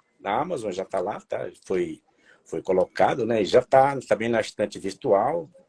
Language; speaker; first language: Portuguese; native; Portuguese